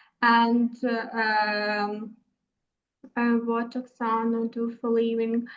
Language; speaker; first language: English; non-native, learner; Ukrainian